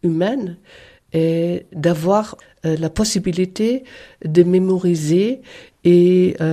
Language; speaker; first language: French; non-native, fluent; German